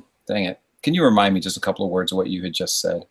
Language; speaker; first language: English; native; English